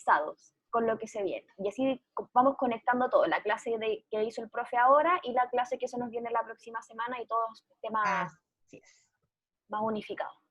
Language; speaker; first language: Spanish; native; Spanish